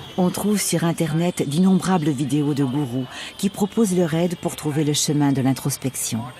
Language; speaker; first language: French; native; French